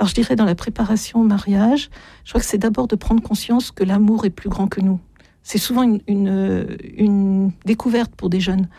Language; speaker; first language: French; native; French